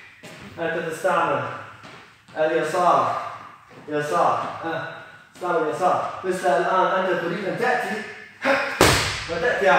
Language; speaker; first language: Arabic; non-native, fluent; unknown